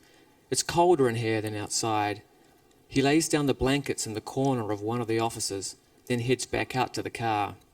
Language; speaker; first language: English; native; English